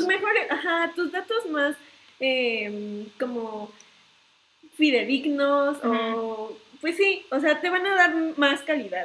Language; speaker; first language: Spanish; native; Spanish